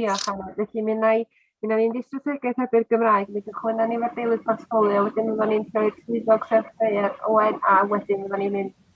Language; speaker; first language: Welsh; native; Welsh